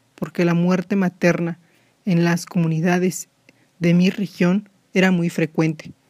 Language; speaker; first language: Spanish; non-native, local second language; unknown